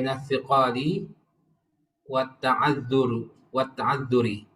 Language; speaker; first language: Arabic; non-native, learner; Indonesian